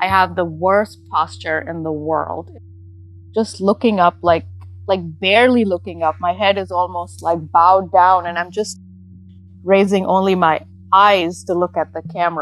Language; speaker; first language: English; non-native, local second language; Urdu